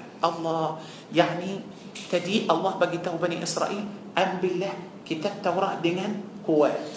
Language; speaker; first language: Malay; non-native, fluent; Arabic